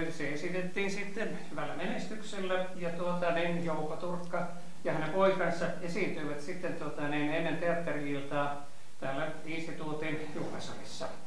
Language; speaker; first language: Finnish; native; Finnish